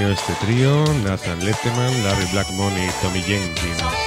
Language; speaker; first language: Spanish; native; Spanish